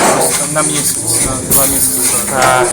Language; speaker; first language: Russian; non-native, learner; English